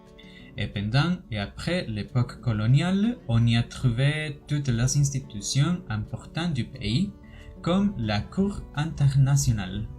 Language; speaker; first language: French; non-native, learner; Spanish